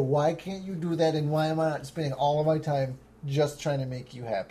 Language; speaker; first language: English; native; English